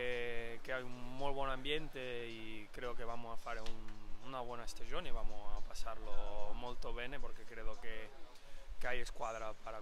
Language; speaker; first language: Italian; non-native, learner; Spanish